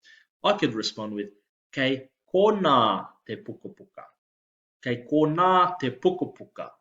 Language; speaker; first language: Māori; non-native, local second language; English